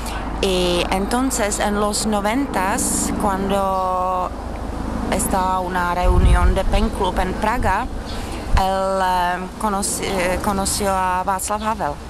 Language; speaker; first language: Spanish; non-native, fluent; Czech